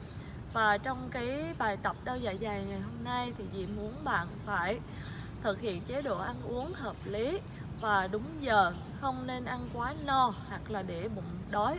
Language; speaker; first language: Vietnamese; native; Vietnamese